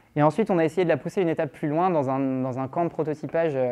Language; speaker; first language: French; native; French